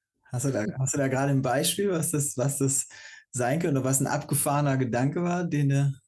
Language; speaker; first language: German; native; German